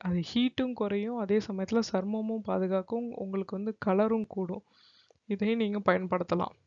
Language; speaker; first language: Tamil; native; Tamil